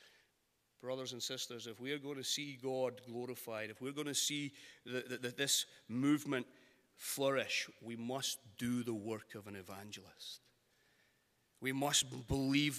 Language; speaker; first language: English; native; English